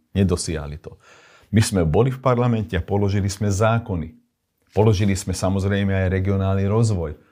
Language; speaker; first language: Slovak; non-native, local second language; Hungarian